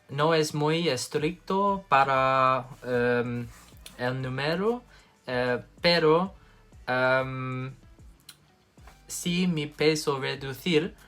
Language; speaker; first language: Spanish; non-native, learner; English